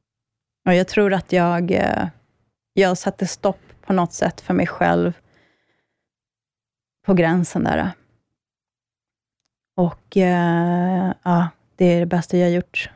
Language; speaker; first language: Swedish; early bilingual, other home language; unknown